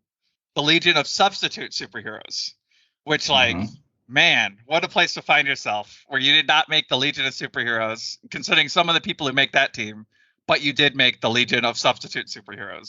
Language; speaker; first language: English; native; English